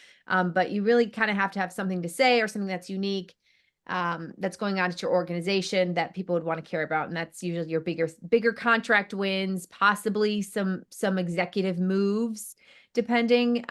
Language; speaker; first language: English; native; English